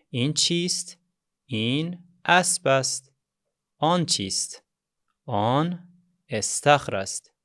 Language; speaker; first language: Persian; non-native, fluent; Azerbaijani